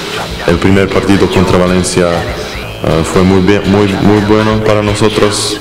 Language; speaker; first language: Spanish; non-native, fluent; Serbian